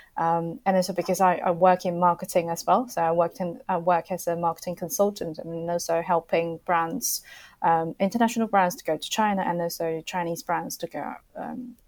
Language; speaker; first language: English; non-native, fluent; Chinese